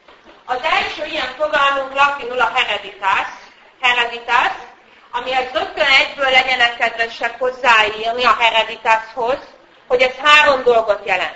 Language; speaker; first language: Hungarian; native; Hungarian